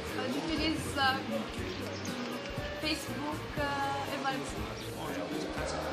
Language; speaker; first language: French; non-native, local second language; Arabic